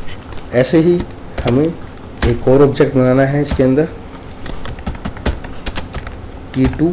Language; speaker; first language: Hindi; native; Hindi